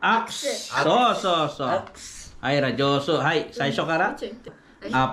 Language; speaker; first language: Japanese; non-native, learner; Filipino